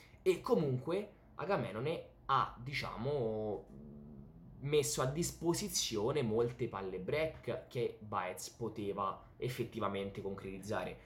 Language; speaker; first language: Italian; native; Italian